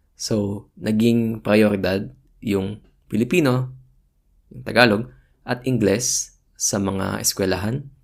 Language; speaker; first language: Filipino; native; Filipino